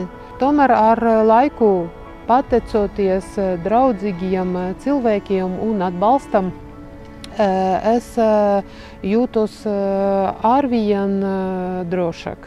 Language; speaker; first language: Latvian; non-native, fluent; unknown